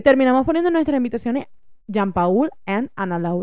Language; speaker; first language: Spanish; early bilingual, heritage; Spanish